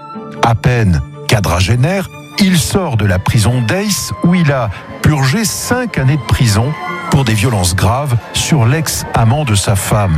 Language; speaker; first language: French; native; French